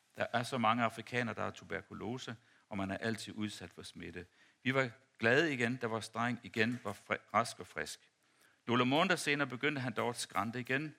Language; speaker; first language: Danish; native; Danish